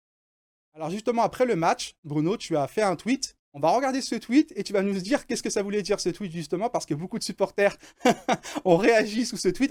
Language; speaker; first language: French; native; French